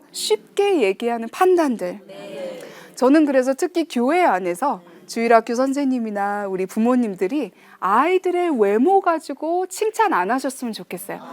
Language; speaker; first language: Korean; early bilingual, heritage; Korean